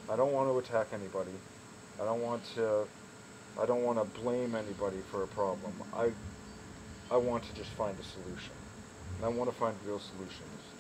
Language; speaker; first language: English; native; English